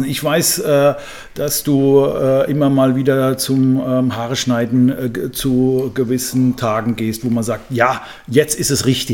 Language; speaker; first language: German; native; German